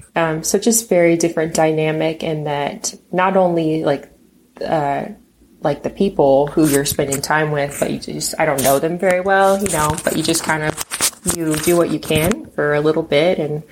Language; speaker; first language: English; native; English